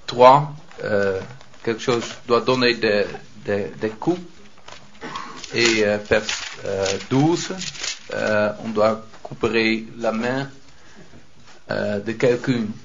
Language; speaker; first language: French; non-native, fluent; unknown